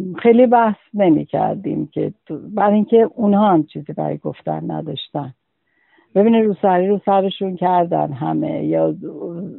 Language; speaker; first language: Persian; native; Persian